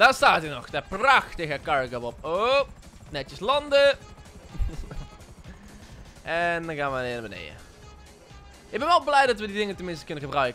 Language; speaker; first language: Dutch; native; Dutch